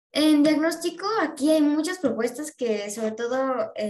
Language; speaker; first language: Spanish; native; Spanish